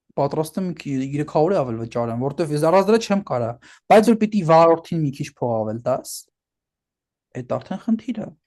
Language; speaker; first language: Armenian; early bilingual, heritage; Armenian